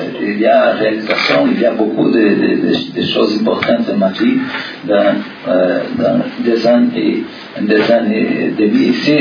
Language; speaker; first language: French; non-native, learner; Portuguese